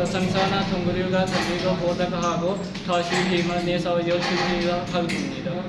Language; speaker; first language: Korean; non-native, learner; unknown